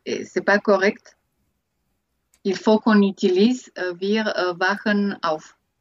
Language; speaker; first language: French; native; French